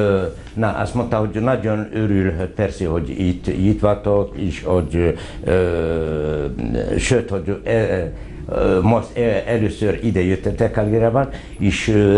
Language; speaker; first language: Hungarian; non-native, fluent; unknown